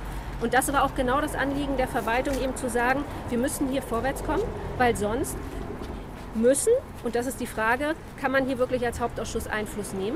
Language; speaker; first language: German; native; German